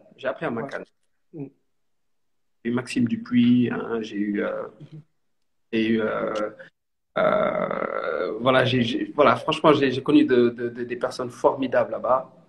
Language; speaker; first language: French; non-native, local second language; Wolof